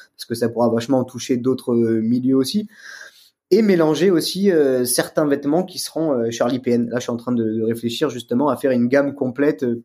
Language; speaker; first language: French; native; French